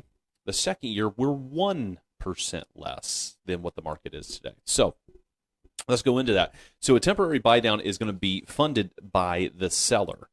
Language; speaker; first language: English; native; English